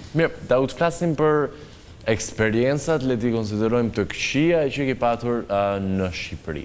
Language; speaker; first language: Albanian; native; Albanian